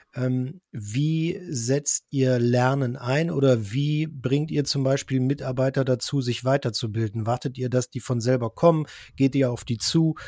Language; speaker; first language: German; native; German